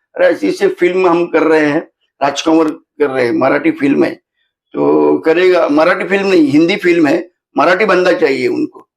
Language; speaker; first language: Hindi; non-native, local second language; Marathi